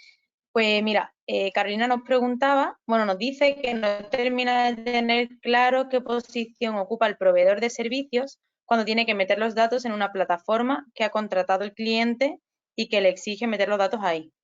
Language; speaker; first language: Spanish; native; Spanish